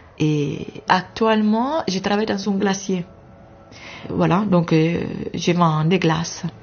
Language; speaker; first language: French; non-native, fluent; Italian